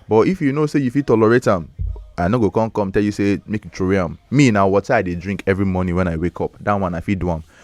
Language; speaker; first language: Nigerian Pidgin; native; Nigerian Pidgin